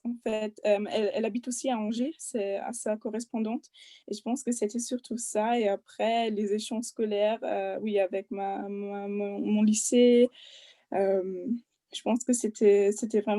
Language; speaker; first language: French; non-native, fluent; German